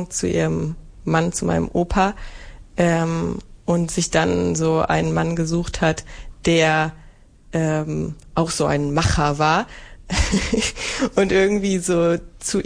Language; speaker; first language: German; native; German